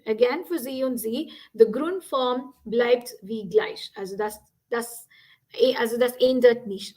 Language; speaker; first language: German; non-native, fluent; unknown